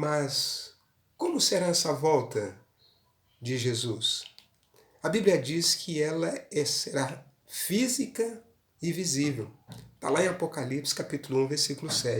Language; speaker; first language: Portuguese; native; Portuguese